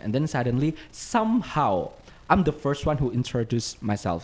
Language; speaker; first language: English; non-native, fluent; Indonesian